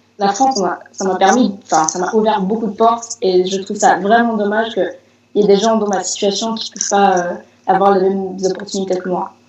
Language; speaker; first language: French; non-native, fluent; Spanish